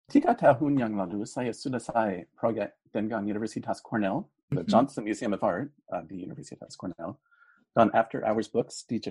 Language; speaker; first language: Indonesian; non-native, fluent; English